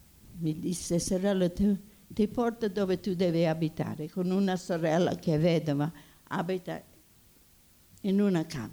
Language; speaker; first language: Italian; early bilingual, heritage; Italian